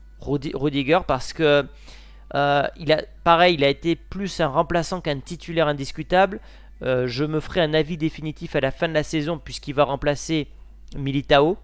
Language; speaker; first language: French; native; French